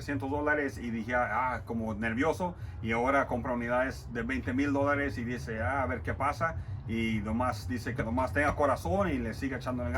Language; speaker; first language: Spanish; early bilingual, heritage; Spanish